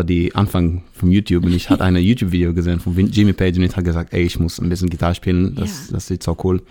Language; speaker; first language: German; non-native, learner; Hebrew